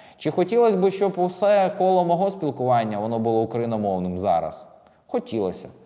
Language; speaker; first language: Ukrainian; non-native, local second language; Russian